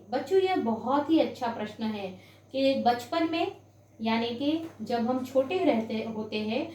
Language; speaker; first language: Hindi; non-native, local second language; Gujarati